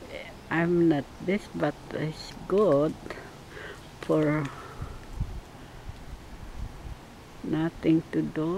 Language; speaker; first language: English; non-native, learner; Filipino